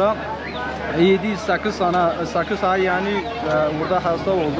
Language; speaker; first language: Turkish; non-native, learner; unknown